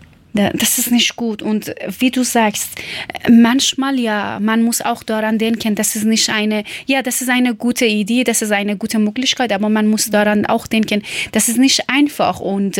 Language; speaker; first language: German; non-native, learner; Persian